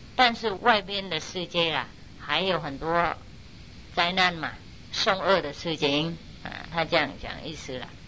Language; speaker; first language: Chinese; non-native, fluent; Vietnamese